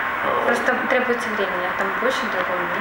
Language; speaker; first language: Russian; native; Russian